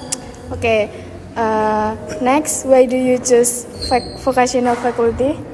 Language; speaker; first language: English; non-native, learner; Indonesian